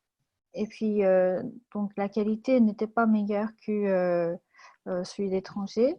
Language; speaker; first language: French; non-native, fluent; Japanese